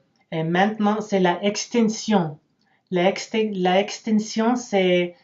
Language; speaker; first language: French; non-native, learner; English